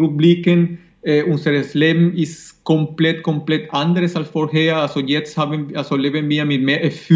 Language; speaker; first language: German; non-native, fluent; Spanish